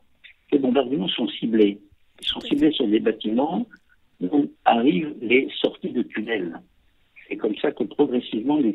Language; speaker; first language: French; native; French